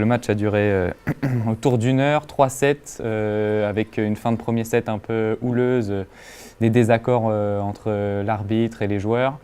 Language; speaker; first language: French; native; French